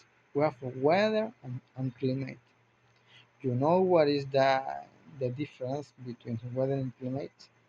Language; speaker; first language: English; non-native, learner; Spanish